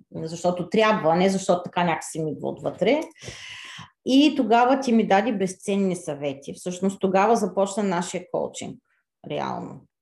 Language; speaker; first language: Bulgarian; native; Bulgarian